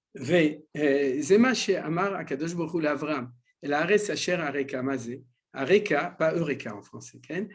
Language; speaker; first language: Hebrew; non-native, fluent; French